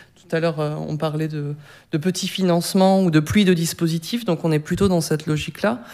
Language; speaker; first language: French; native; French